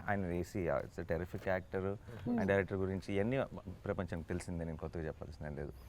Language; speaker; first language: Telugu; native; Telugu